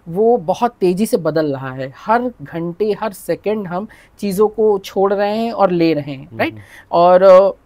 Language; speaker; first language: Hindi; native; Hindi